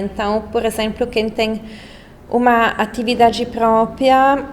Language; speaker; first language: Portuguese; non-native, fluent; Italian